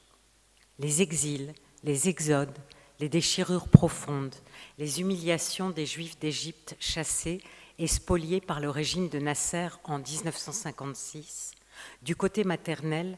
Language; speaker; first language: French; native; French